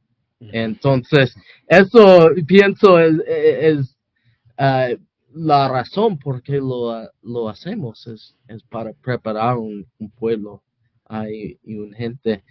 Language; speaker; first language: Spanish; non-native, fluent; English